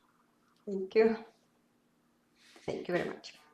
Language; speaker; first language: English; non-native, learner; Belarusian